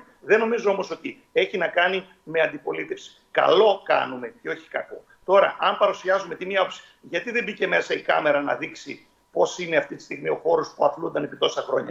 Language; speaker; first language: Greek; native; Greek